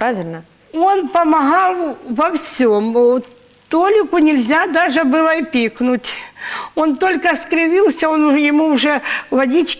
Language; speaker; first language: Russian; native; Russian